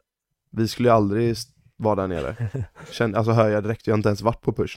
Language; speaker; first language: Swedish; native; Swedish